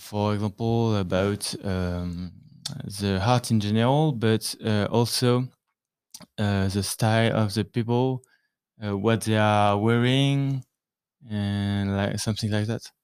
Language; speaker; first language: English; non-native, learner; French